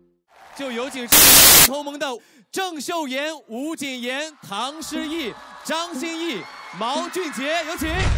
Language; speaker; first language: Chinese; native; Chinese